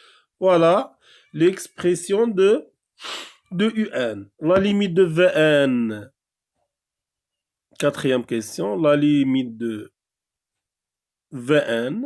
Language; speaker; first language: French; non-native, local second language; Arabic